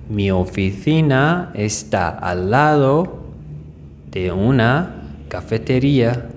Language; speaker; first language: Spanish; non-native, fluent; Persian